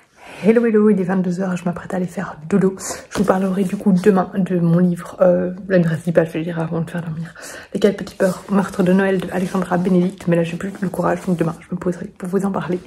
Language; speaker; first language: French; native; French